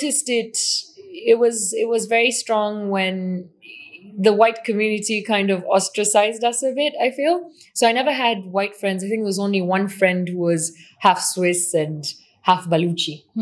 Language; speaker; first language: English; non-native, local second language; Swahili